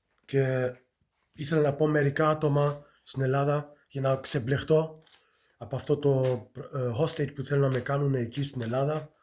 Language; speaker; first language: Greek; early bilingual, heritage; Greek